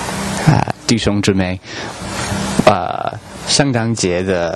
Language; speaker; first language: Chinese; non-native, learner; English